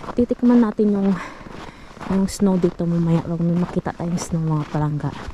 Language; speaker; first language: Filipino; non-native, local second language; Hiligaynon